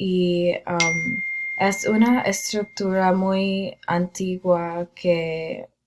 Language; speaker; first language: Spanish; non-native, learner; English